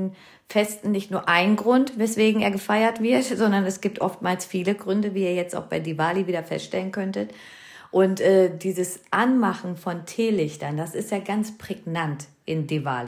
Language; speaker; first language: German; early bilingual, other home language; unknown